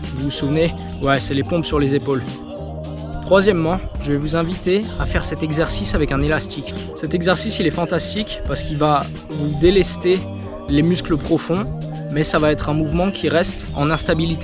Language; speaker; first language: French; native; French